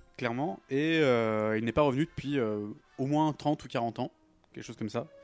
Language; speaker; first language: French; native; French